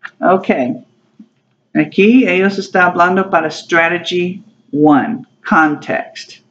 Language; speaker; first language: Spanish; non-native, learner; English